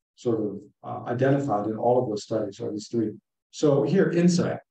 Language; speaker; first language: English; native; English